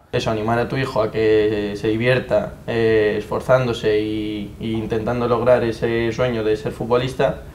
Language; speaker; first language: Spanish; native; Spanish